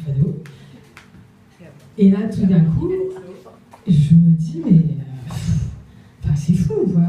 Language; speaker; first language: French; native; French